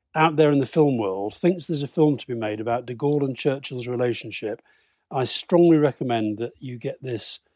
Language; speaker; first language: English; native; English